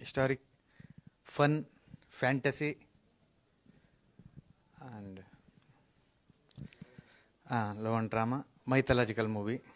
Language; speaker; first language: Telugu; non-native, learner; Kannada